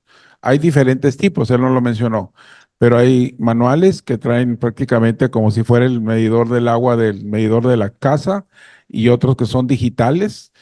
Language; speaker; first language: Spanish; native; Spanish